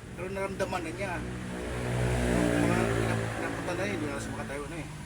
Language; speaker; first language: Filipino; native; Filipino